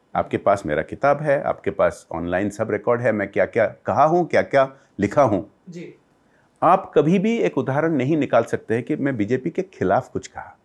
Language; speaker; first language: Hindi; non-native, local second language; Odia